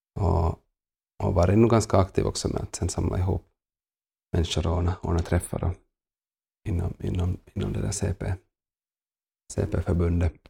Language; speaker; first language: Swedish; native; Swedish